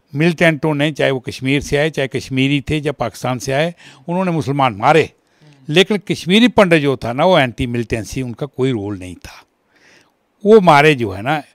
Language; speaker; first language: Hindi; non-native, local second language; Kashmiri